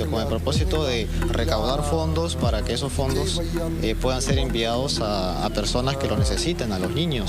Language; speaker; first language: Spanish; non-native, fluent; Ukrainian